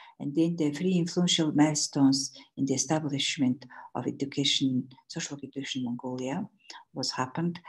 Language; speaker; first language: English; non-native, learner; Mongolian